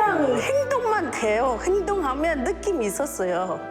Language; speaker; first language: Korean; non-native, learner; Chinese